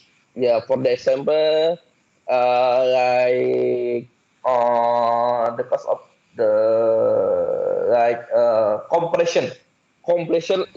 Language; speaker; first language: English; non-native, learner; Indonesian